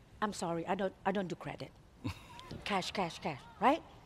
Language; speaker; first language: English; non-native, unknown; Indonesian